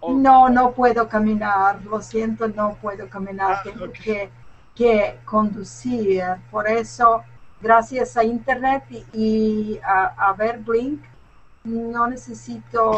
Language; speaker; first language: Spanish; non-native, learner; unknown